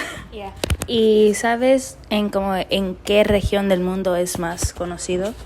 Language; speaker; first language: Spanish; early bilingual, heritage; Spanish